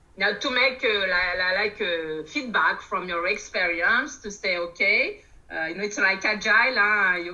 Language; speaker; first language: English; non-native, learner; Malagasy